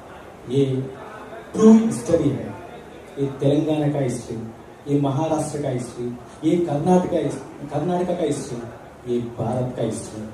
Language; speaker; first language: Hindi; non-native, local second language; Telugu